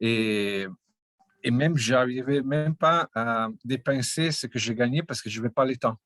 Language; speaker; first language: French; non-native, fluent; Portuguese